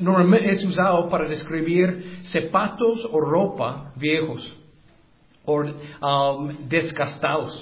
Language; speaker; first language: Spanish; non-native, learner; English